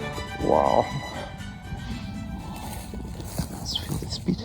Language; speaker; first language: English; non-native, learner; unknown